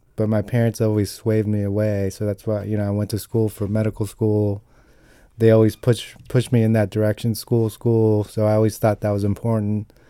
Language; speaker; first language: English; non-native, fluent; Italian